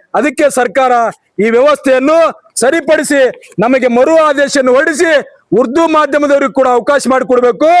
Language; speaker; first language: Kannada; non-native, local second language; Urdu